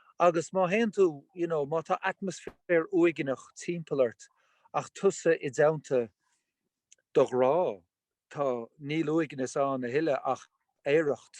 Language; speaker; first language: Irish; non-native, local second language; English